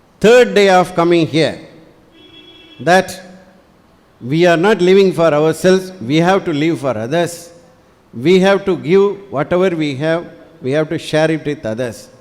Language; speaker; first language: English; non-native, local second language; Tamil